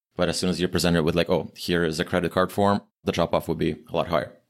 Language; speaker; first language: English; early bilingual, other home language; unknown